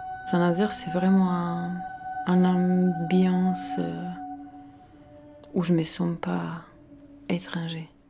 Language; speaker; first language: French; non-native, fluent; Croatian